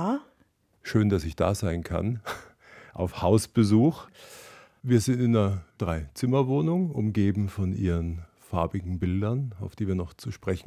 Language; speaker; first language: German; native; German